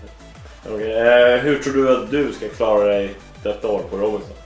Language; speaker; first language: Swedish; native; Swedish